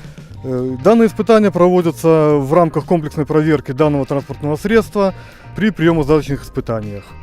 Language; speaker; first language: Russian; native; Russian